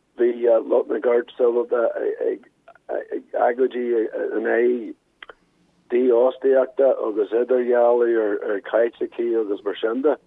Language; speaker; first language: Irish; non-native, local second language; English